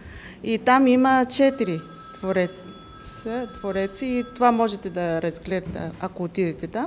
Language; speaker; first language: Bulgarian; non-native, fluent; Korean